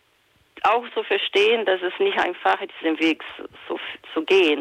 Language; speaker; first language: German; non-native, fluent; Portuguese